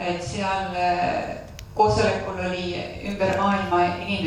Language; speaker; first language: Finnish; non-native, learner; Estonian